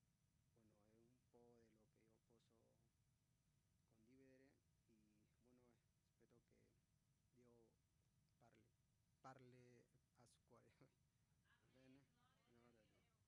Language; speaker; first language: Italian; non-native, fluent; Spanish